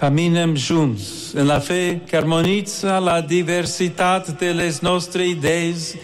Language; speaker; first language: Catalan; non-native, learner; English